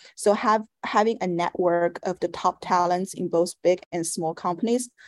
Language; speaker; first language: English; non-native, fluent; Chinese